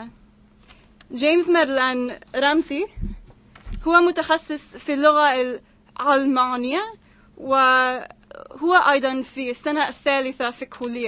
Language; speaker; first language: Arabic; non-native, fluent; English